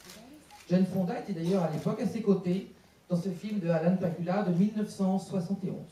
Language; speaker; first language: French; native; French